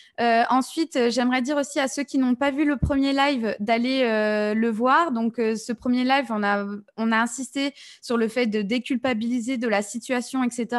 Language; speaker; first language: French; native; French